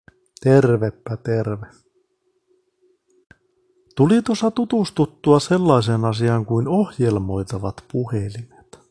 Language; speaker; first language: Finnish; native; Finnish